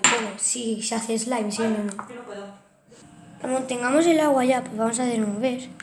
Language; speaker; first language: Spanish; native; Spanish